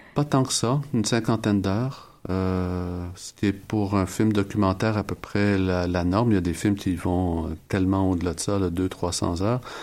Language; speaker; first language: French; native; French